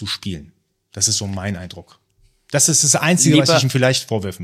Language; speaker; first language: German; early bilingual, other home language; Persian